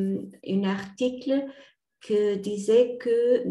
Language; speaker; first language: French; non-native, fluent; Portuguese